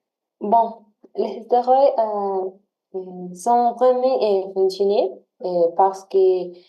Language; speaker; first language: French; non-native, learner; Spanish